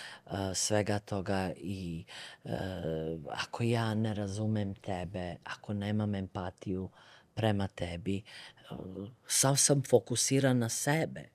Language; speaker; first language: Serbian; early bilingual, other home language; Bosnian